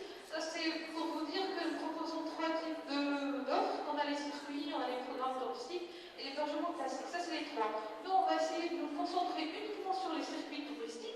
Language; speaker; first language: French; non-native, local second language; Arabic